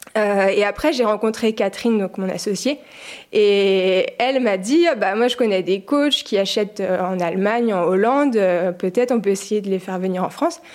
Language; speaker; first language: French; native; French